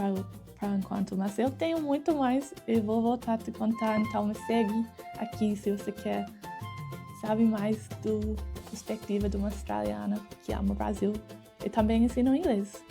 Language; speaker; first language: Portuguese; non-native, learner; English